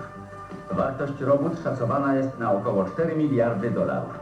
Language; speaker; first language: Polish; native; Polish